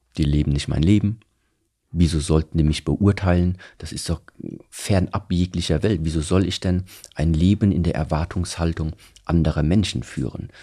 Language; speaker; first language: German; early bilingual, other home language; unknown